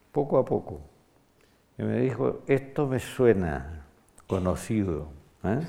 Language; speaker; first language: Spanish; native; Spanish